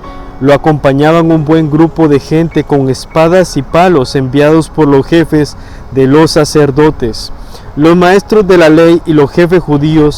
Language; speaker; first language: Spanish; native; Spanish